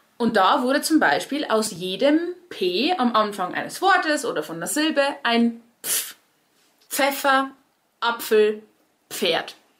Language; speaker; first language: German; native; German